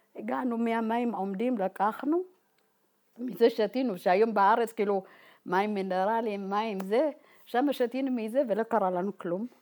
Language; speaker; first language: Hebrew; non-native, fluent; Tigrinya